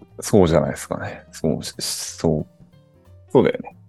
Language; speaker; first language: Japanese; native; Japanese